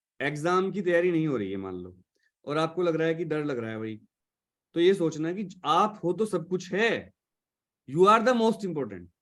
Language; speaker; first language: Hindi; native; Hindi